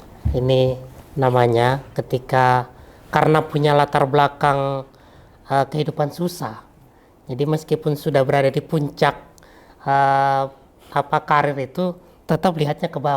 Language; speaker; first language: Malay; native; Malay